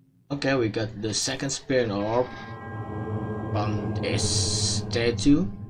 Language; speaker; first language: English; non-native, learner; Indonesian